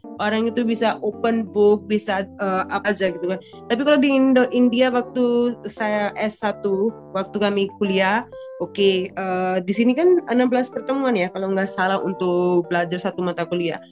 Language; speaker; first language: Indonesian; non-native, fluent; Punjabi